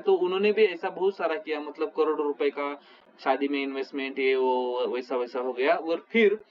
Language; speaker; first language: Hindi; non-native, local second language; Marathi